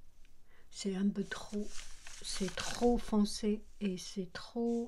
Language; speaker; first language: French; non-native, learner; Chinese